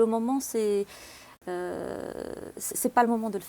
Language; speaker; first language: French; non-native, local second language; Arabic